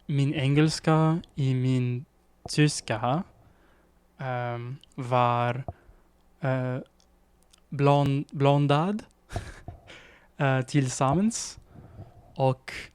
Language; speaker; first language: Swedish; non-native, learner; English